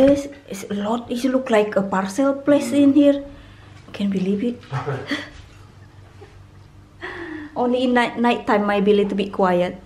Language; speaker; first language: English; non-native, learner; Indonesian